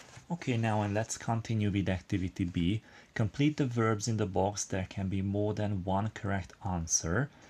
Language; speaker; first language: English; non-native, fluent; Hungarian